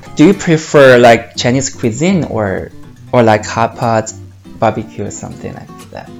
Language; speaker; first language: English; non-native, fluent; Chinese